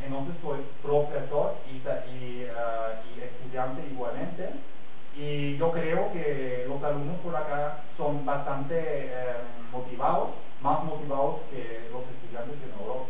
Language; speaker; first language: Spanish; non-native, fluent; German